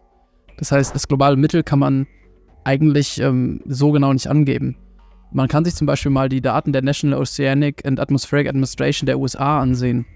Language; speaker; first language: German; native; German